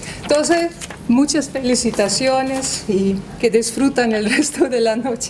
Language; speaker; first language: Spanish; non-native, fluent; Dutch